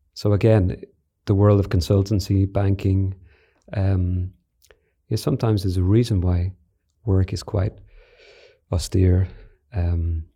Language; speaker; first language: English; native; English